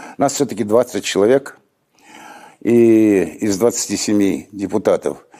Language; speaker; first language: Russian; native; Russian